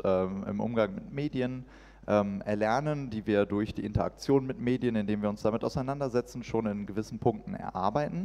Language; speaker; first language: German; native; German